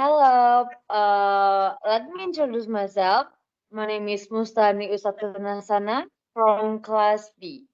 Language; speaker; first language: English; non-native, learner; Indonesian